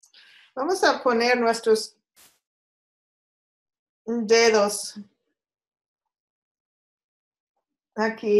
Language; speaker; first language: Spanish; non-native, learner; English